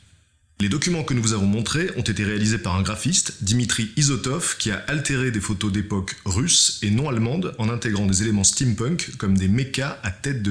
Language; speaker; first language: French; native; French